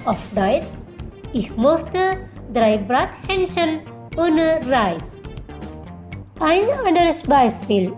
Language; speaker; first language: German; non-native, fluent; Indonesian